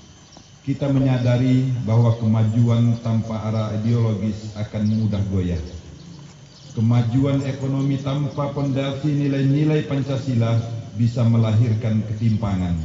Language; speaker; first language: Indonesian; native; Indonesian